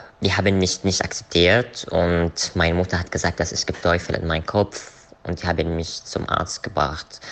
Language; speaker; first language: German; non-native, learner; Arabic